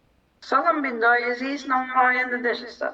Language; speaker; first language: Persian; early bilingual, heritage; Persian